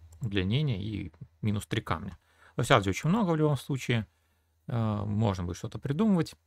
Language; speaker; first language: Russian; native; Russian